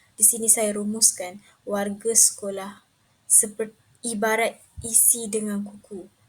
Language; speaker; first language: Malay; native; Malay